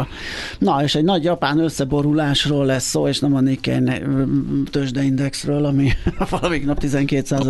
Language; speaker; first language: Hungarian; native; Hungarian